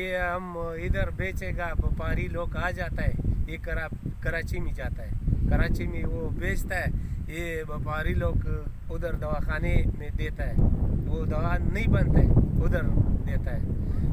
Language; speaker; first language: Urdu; non-native, local second language; Pashto